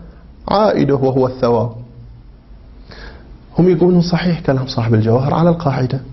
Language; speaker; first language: Arabic; native; Arabic